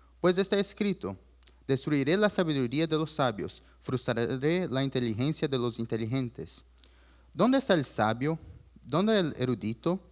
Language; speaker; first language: Spanish; early bilingual, other home language; Portuguese